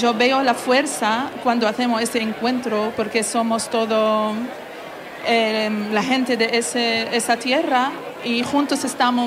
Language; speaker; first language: Spanish; non-native, learner; Hebrew